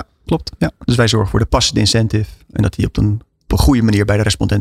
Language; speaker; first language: Dutch; native; Dutch